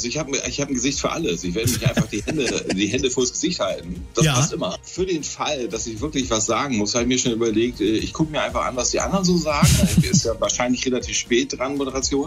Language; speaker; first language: German; native; German